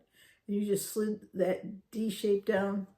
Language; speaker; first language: English; native; English